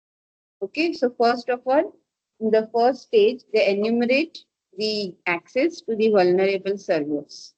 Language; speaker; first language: English; non-native, local second language; Marathi